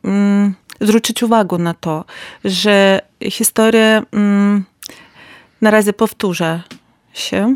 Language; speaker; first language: Polish; non-native, learner; Ukrainian